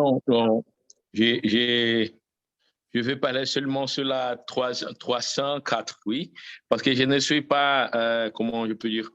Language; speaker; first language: French; non-native, learner; Portuguese